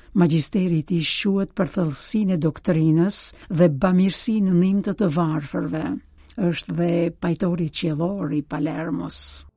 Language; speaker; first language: Albanian; native; Albanian